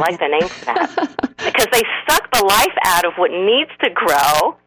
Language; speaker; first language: English; non-native, fluent; Korean